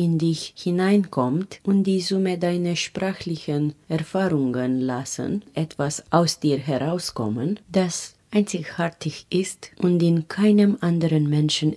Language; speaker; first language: German; non-native, fluent; Romanian